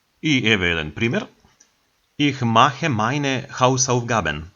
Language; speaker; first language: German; non-native, fluent; Macedonian